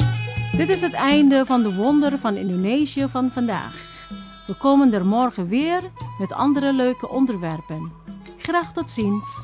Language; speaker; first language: Dutch; non-native, fluent; Indonesian